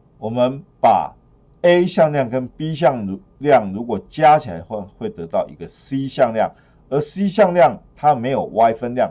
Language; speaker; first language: Chinese; native; Chinese